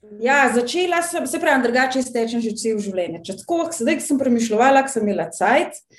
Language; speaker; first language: Slovenian; native; Slovenian